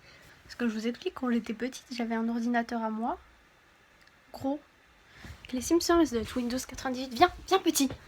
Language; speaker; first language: French; native; French